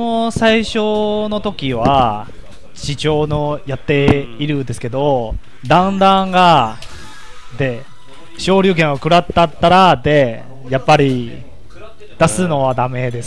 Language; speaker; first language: Japanese; non-native, learner; Chinese